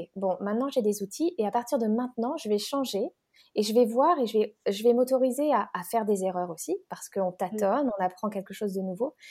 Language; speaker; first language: French; native; French